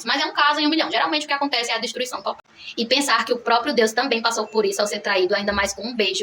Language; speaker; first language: Portuguese; native; Portuguese